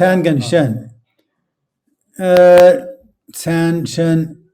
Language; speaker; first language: Chinese; non-native, fluent; English